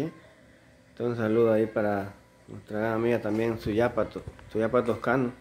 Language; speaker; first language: Spanish; native; Spanish